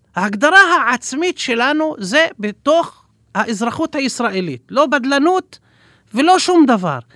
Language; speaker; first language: Hebrew; non-native, local second language; Arabic